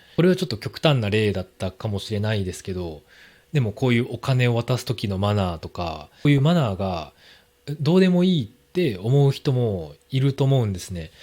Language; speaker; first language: Japanese; native; Japanese